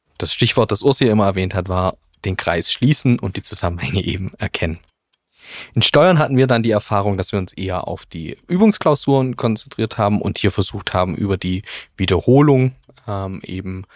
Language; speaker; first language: German; native; German